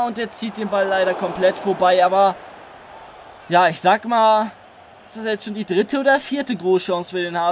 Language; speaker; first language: German; native; German